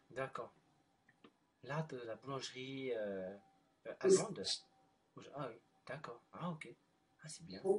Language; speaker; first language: French; non-native, fluent; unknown